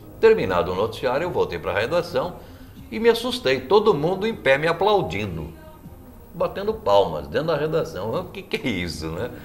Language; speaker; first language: Portuguese; native; Portuguese